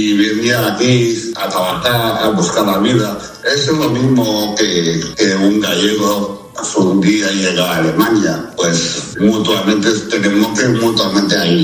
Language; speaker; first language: Spanish; non-native, fluent; Chinese